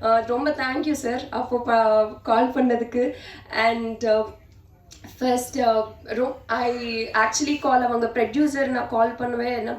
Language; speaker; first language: Tamil; non-native, learner; Telugu